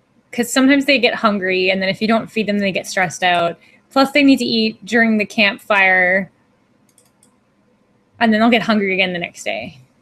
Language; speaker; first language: English; native; English